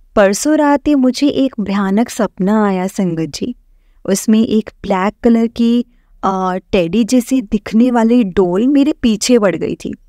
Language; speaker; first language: Hindi; non-native, local second language; Marathi